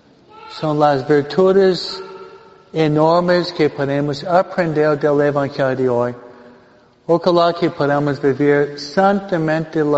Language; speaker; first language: Spanish; non-native, fluent; English